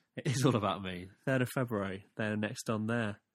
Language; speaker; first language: English; native; English